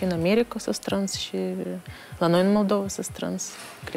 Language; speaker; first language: Romanian; non-native, local second language; Russian